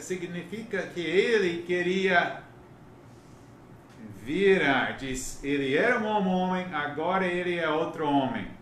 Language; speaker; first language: Portuguese; non-native, learner; English